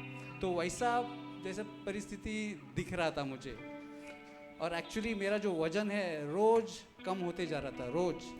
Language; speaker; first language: Hindi; non-native, local second language; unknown